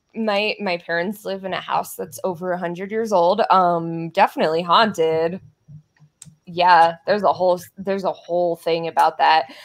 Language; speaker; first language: English; native; English